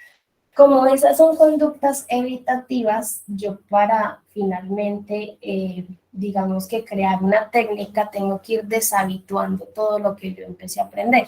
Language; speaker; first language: Spanish; native; Spanish